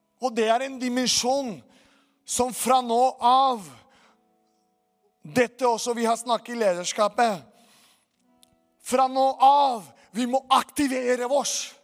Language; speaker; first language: Norwegian; non-native, fluent; Portuguese